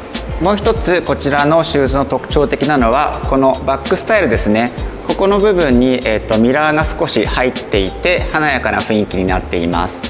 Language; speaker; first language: Japanese; native; Japanese